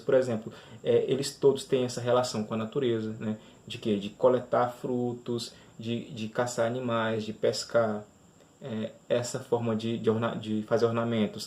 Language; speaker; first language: Portuguese; native; Portuguese